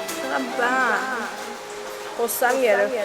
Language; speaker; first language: Persian; native; Persian